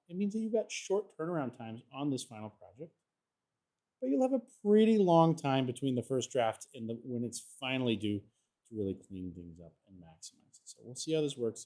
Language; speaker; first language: English; native; English